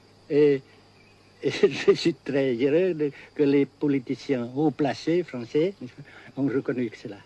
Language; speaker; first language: French; non-native, fluent; Vietnamese